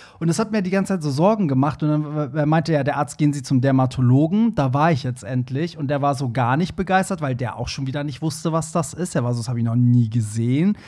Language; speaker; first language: German; early bilingual, other home language; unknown